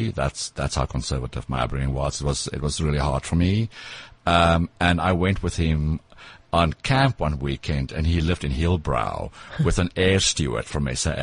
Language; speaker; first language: English; non-native, local second language; Afrikaans